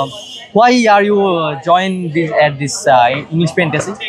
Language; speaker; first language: English; non-native, learner; Bangla